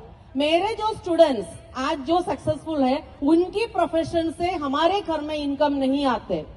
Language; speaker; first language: Hindi; non-native, local second language; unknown